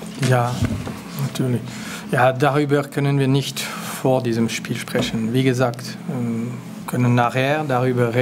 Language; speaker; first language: German; non-native, local second language; French